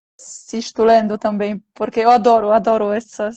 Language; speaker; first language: Portuguese; non-native, fluent; Polish